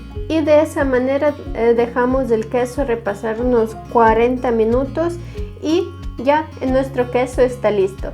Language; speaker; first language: Spanish; non-native, fluent; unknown